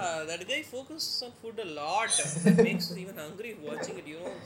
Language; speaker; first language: English; non-native, local second language; Tamil